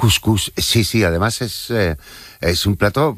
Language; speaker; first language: Spanish; native; Spanish